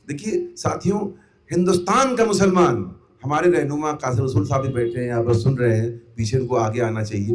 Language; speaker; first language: Hindi; native; Hindi